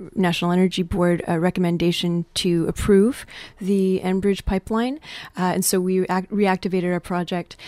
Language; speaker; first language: English; native; English